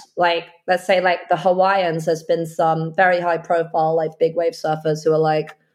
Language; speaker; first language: English; early bilingual, other home language; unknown